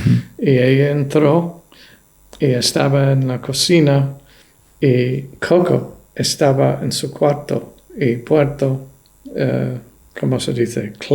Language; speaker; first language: Spanish; non-native, fluent; English